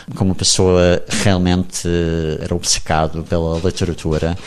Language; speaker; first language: Portuguese; non-native, fluent; English